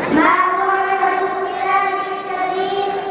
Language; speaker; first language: Arabic; non-native, learner; Urdu